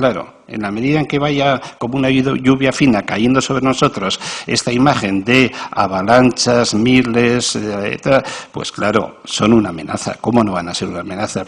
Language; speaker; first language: Spanish; native; Spanish